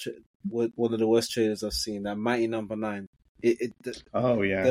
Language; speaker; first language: English; native; English